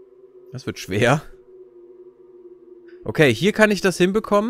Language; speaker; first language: German; native; German